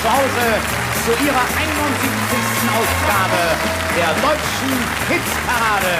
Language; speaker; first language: German; native; German